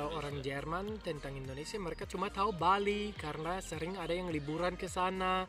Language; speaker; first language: Indonesian; non-native, fluent; German